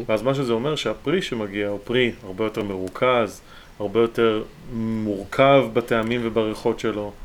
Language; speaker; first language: Hebrew; native; Hebrew